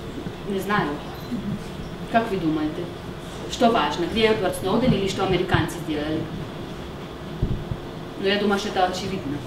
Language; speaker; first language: Russian; non-native, fluent; Slovenian